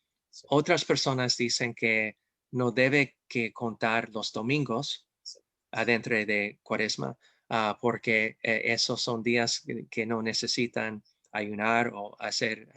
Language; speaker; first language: Spanish; non-native, fluent; English